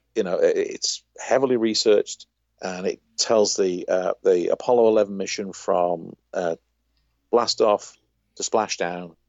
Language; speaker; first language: English; native; English